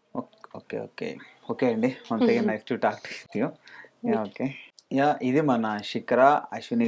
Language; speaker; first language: Telugu; native; Telugu